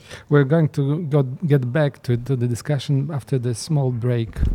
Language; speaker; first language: English; non-native, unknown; Polish